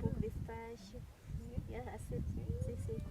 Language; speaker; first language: Spanish; non-native, local second language; Quechua